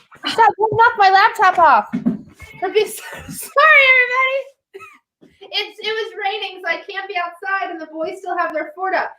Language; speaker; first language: English; native; English